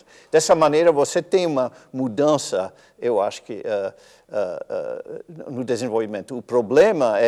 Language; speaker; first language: Portuguese; non-native, fluent; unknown